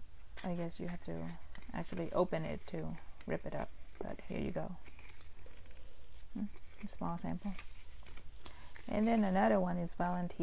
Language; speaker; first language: English; non-native, fluent; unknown